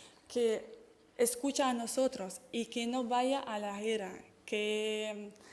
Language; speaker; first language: Spanish; non-native, fluent; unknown